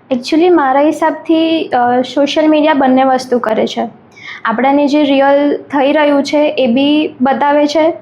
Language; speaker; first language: Gujarati; native; Gujarati